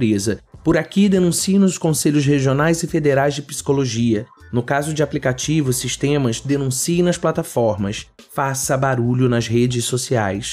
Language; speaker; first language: Portuguese; native; Portuguese